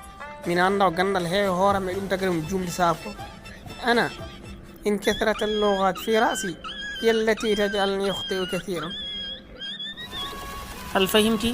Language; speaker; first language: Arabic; non-native, learner; Fula